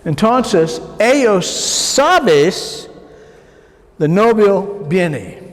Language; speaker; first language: Spanish; non-native, learner; English